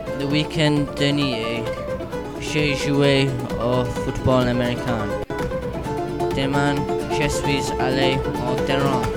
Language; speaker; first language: French; non-native, learner; English